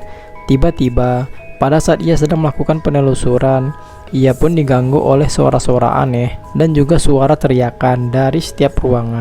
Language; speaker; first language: Indonesian; native; Indonesian